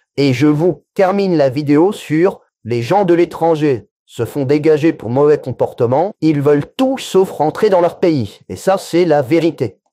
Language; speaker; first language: French; native; French